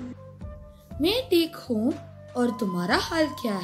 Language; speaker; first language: Hindi; non-native, local second language; Tamil